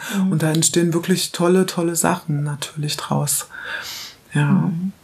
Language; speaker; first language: German; native; German